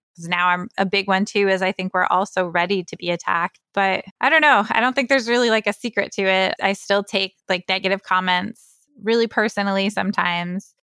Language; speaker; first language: English; early bilingual, other home language; Polish